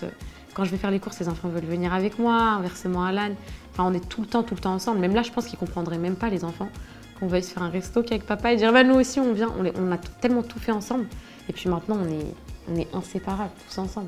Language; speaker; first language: French; native; French